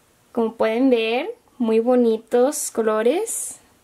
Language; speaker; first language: Spanish; early bilingual, heritage; Spanish